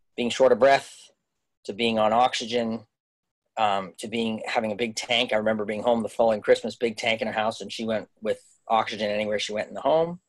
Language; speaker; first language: English; native; English